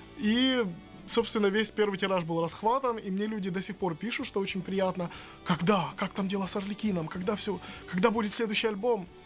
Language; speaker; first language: Russian; native; Russian